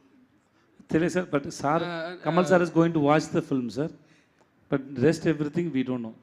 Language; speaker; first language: Telugu; non-native, local second language; Tamil